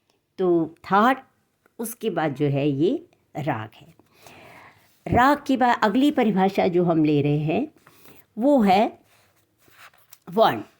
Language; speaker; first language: Hindi; native; Hindi